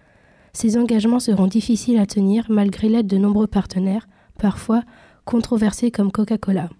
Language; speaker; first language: French; native; French